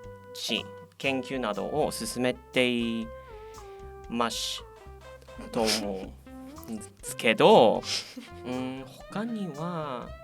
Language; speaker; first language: Japanese; non-native, learner; Cantonese